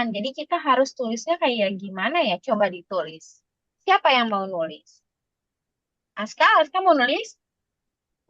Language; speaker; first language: Indonesian; native; Indonesian